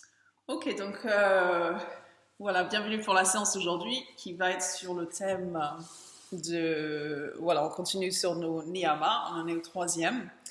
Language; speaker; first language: French; native; French